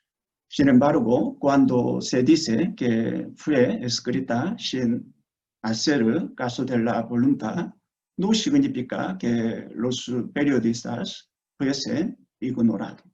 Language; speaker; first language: Spanish; non-native, fluent; Korean